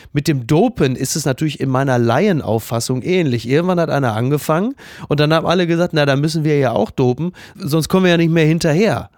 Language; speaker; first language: German; native; German